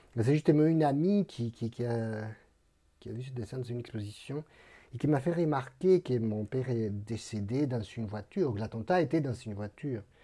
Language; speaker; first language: French; non-native, fluent; Spanish